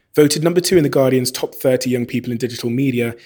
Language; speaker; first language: English; native; English